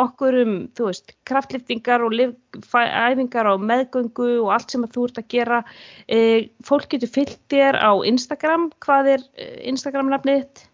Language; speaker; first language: Icelandic; native; Icelandic